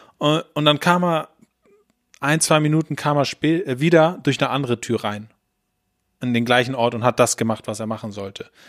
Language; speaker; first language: German; native; German